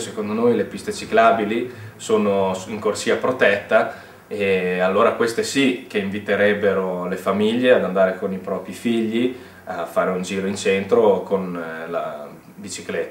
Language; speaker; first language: Italian; native; Italian